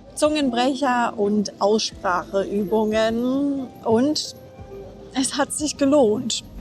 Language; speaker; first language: German; non-native, fluent; English